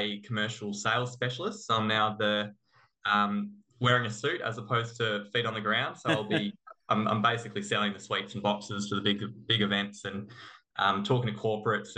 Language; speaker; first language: English; native; English